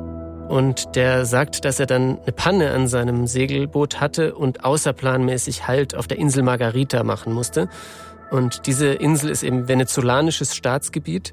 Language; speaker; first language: German; native; German